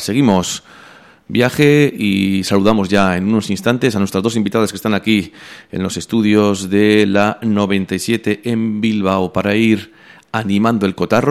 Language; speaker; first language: Spanish; native; Spanish